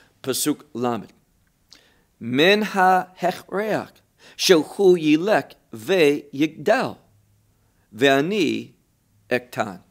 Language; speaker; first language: Hebrew; non-native, fluent; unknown